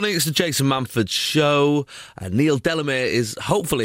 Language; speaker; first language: English; native; English